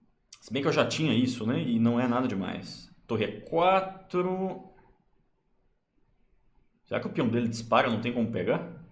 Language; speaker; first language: Portuguese; native; Portuguese